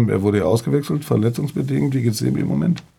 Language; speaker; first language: German; native; German